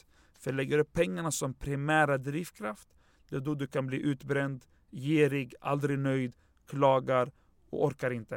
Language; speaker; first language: Swedish; non-native, fluent; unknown